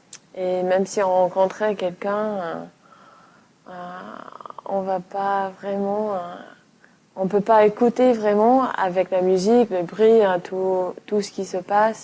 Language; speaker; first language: French; non-native, fluent; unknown